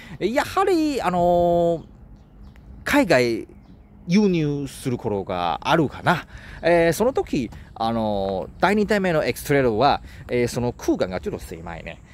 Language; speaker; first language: Japanese; non-native, learner; Chinese